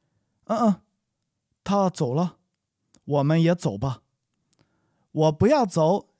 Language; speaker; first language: Chinese; non-native, fluent; English